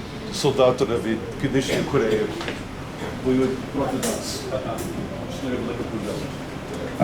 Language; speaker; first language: Ukrainian; early bilingual, heritage; English